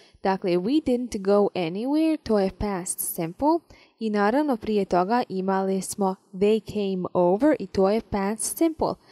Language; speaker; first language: English; non-native, fluent; Serbian